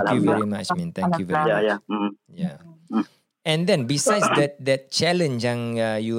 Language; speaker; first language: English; non-native, local second language; Malay